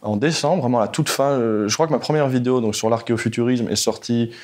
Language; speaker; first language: French; native; French